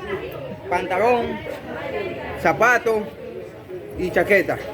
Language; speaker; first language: Spanish; native; Spanish